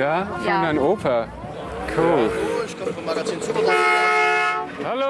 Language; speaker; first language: German; non-native, learner; Polish